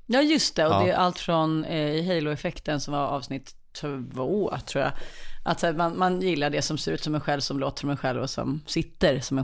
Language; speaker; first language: Swedish; native; Swedish